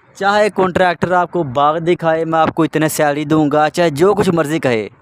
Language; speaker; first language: Urdu; non-native, local second language; Punjabi